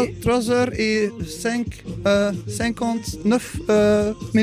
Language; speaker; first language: French; non-native, learner; Dutch